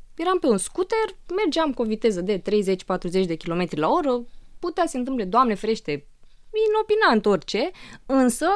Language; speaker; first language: Romanian; non-native, local second language; Russian